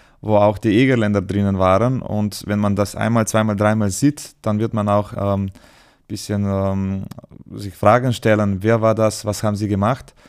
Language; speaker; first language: German; non-native, fluent; Slovenian